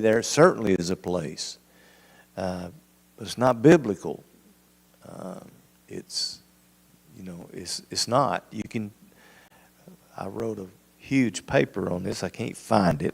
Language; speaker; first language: English; native; English